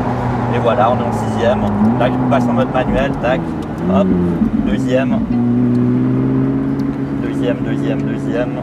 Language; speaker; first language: French; native; French